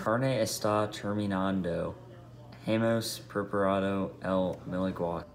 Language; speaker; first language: Spanish; non-native, learner; English